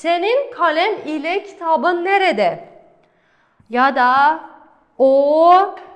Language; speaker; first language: Turkish; non-native, fluent; Kazakh